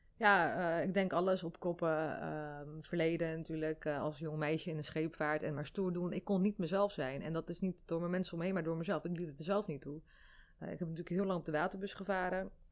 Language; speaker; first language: Dutch; early bilingual, other home language; Armenian